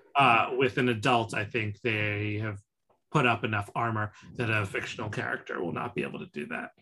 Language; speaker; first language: English; native; English